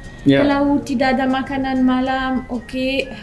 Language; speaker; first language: Indonesian; non-native, learner; French